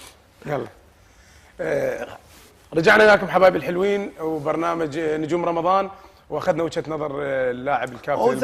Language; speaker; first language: Arabic; native; Arabic